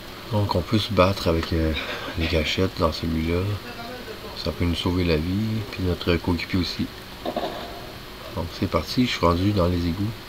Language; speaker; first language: French; native; French